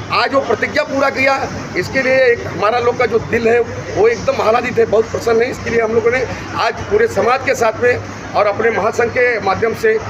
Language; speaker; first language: Hindi; native; Hindi